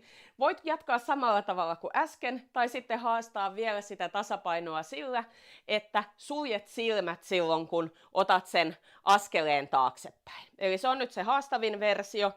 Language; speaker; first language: Finnish; native; Finnish